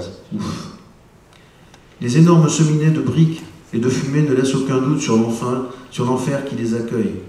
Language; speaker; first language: French; native; French